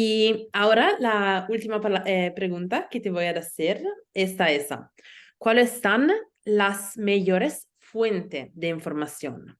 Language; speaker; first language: Spanish; non-native, learner; Italian